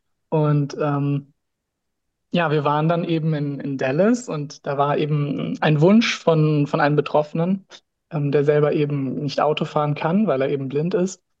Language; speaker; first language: German; native; German